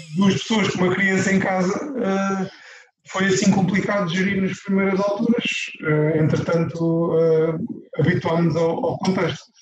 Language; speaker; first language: Portuguese; native; Portuguese